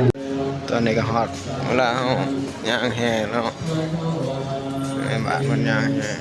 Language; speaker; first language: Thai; non-native, local second language; Lao